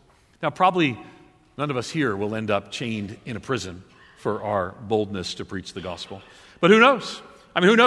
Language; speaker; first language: English; native; English